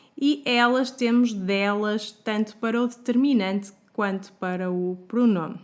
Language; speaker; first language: Portuguese; native; Portuguese